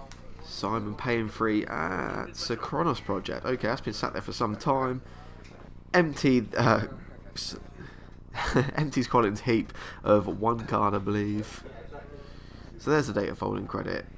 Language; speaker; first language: English; native; English